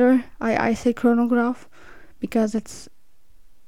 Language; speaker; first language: English; non-native, fluent; Dutch